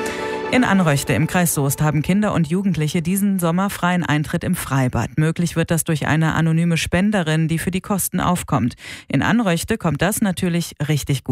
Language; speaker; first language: German; native; German